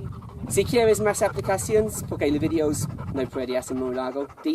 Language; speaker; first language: Spanish; non-native, learner; English